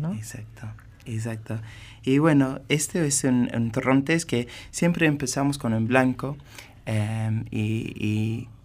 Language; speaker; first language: Spanish; non-native, fluent; English